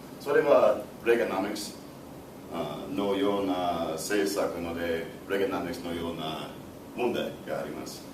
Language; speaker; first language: Japanese; non-native, learner; English